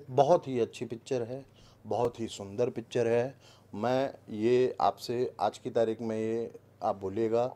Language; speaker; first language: Hindi; native; Hindi